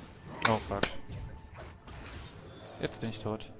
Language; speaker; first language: German; native; German